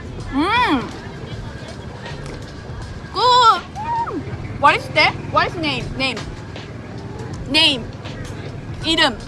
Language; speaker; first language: English; non-native, learner; Korean